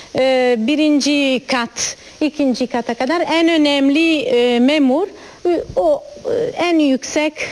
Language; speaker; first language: Turkish; non-native, learner; Italian